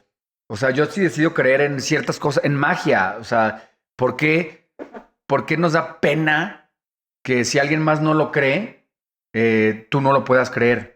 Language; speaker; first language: Spanish; native; Spanish